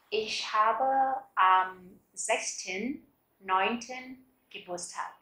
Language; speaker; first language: German; non-native, fluent; Vietnamese